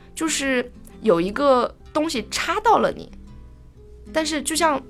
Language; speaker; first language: Chinese; native; Chinese